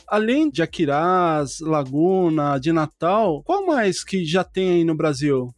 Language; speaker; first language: Portuguese; native; Portuguese